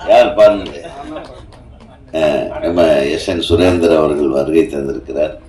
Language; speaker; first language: Tamil; native; Tamil